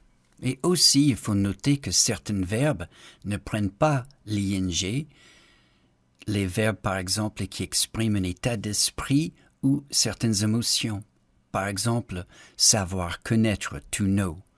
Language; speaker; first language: French; non-native, fluent; English